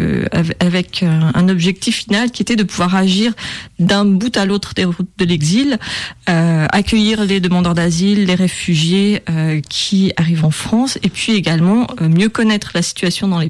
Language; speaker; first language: French; native; French